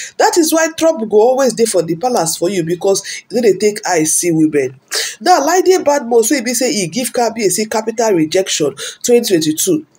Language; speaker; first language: Nigerian Pidgin; non-native, local second language; Yoruba